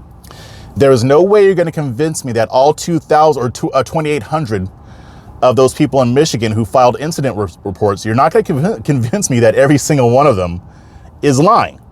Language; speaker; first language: English; native; English